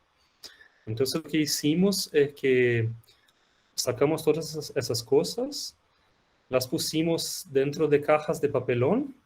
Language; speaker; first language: Spanish; non-native, fluent; Portuguese